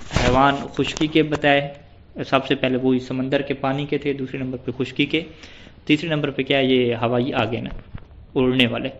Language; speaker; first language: Urdu; non-native, local second language; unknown